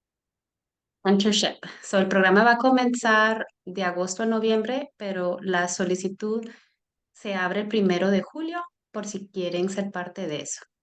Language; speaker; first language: Spanish; early bilingual, heritage; Spanish